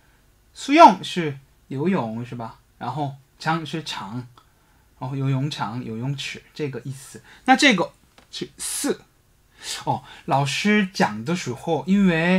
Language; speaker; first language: Chinese; non-native, fluent; Korean